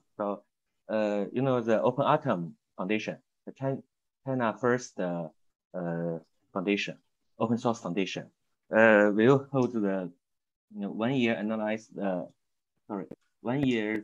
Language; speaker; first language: English; non-native, learner; Chinese